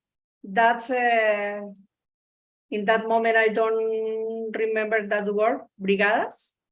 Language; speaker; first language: English; non-native, learner; Spanish